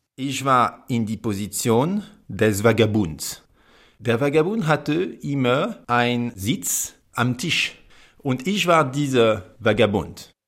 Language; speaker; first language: German; non-native, learner; French